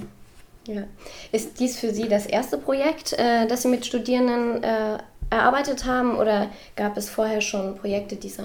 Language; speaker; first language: German; native; German